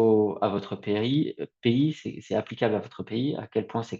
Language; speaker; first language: French; native; French